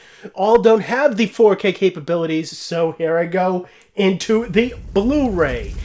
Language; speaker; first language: English; native; English